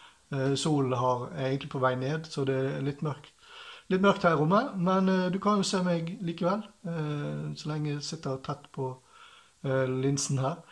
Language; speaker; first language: Norwegian; native; Norwegian